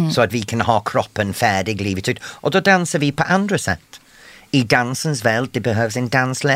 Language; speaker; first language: Swedish; non-native, fluent; English